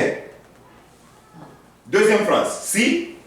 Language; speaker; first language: French; non-native, fluent; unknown